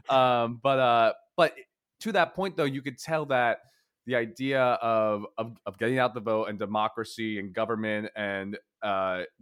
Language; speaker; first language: English; native; English